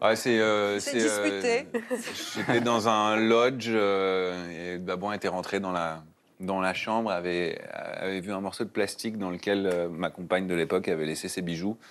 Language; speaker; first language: French; native; French